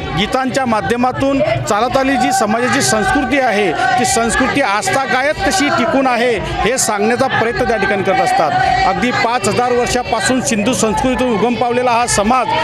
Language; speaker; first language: Marathi; non-native, local second language; Lambadi